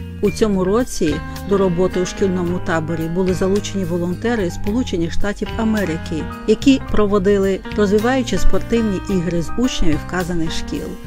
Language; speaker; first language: Ukrainian; native; Ukrainian